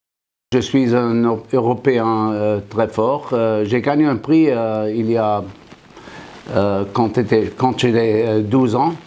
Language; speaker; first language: French; non-native, fluent; German